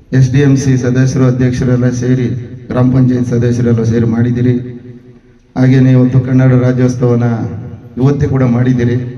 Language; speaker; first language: Kannada; non-native, local second language; Telugu